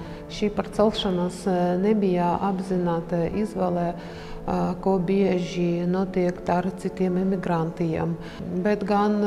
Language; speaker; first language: Latvian; non-native, fluent; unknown